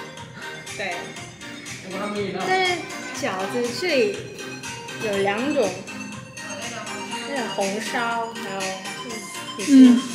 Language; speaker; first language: Chinese; non-native, fluent; Vietnamese